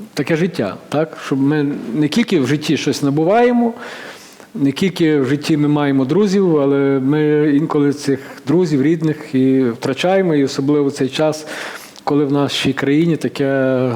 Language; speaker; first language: Ukrainian; native; Ukrainian